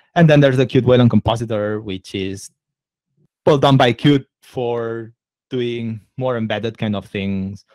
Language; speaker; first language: English; non-native, fluent; Catalan